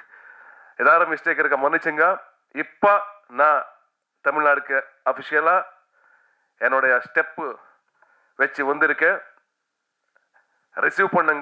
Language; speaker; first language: Tamil; non-native, learner; Kannada